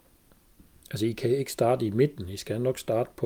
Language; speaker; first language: Danish; non-native, fluent; German